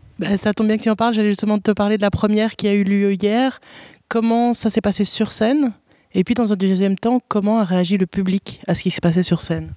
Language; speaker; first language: French; native; French